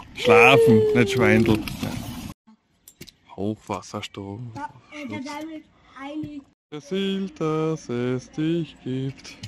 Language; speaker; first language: German; native; German